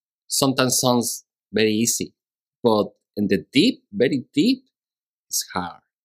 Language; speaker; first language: English; non-native, learner; Spanish